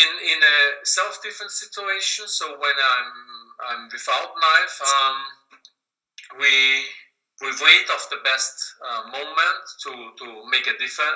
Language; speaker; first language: English; non-native, learner; German